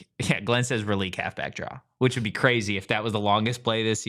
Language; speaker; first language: English; native; English